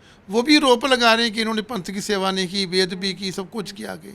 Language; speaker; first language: Hindi; non-native, local second language; Punjabi